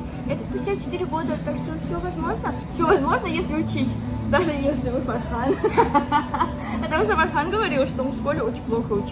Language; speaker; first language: Russian; native; Russian